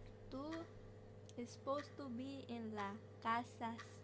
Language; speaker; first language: English; early bilingual, other home language; Spanish